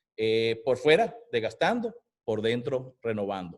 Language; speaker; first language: Spanish; native; Spanish